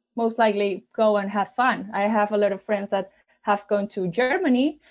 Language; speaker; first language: English; non-native, fluent; Spanish